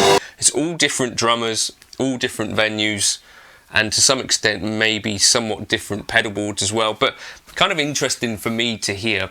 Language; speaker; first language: English; native; English